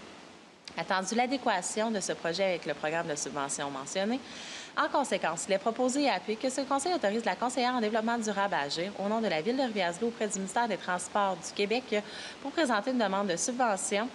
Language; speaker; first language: French; native; French